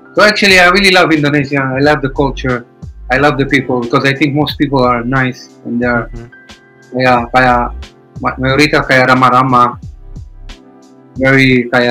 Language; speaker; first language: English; non-native, fluent; Hebrew